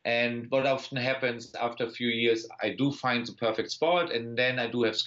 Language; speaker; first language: English; non-native, fluent; German